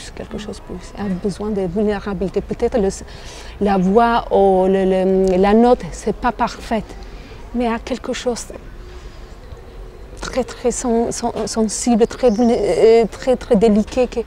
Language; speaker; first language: French; non-native, fluent; Albanian